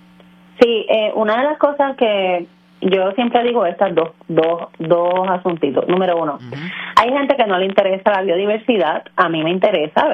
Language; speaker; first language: Spanish; native; Spanish